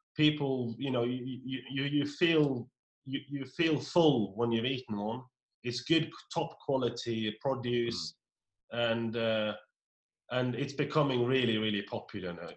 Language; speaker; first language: English; non-native, fluent; Norwegian